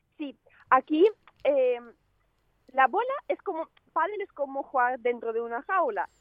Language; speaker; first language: Spanish; non-native, fluent; Russian